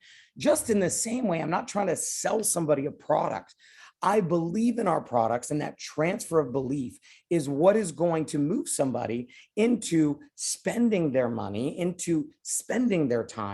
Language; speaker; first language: English; native; English